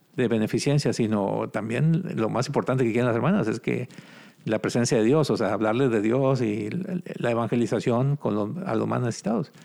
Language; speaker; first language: Spanish; native; Spanish